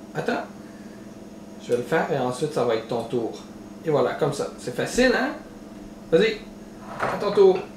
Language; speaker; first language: French; native; French